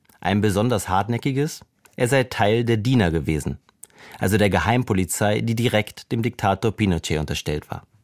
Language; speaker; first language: German; native; German